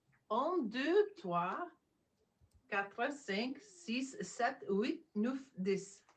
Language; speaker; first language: French; non-native, learner; English